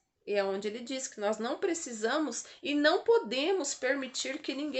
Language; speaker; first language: Portuguese; native; Portuguese